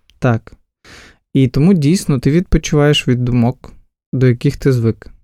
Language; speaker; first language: Ukrainian; non-native, local second language; Russian